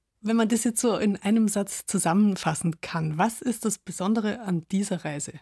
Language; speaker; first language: German; native; German